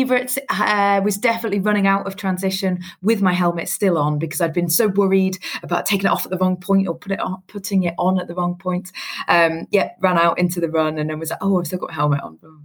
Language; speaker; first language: English; native; English